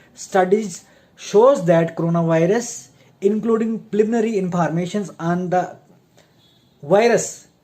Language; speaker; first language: English; non-native, local second language; Hindi